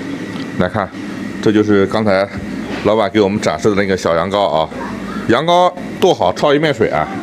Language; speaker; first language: Chinese; native; Chinese